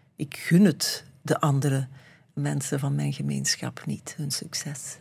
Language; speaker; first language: Dutch; native; Dutch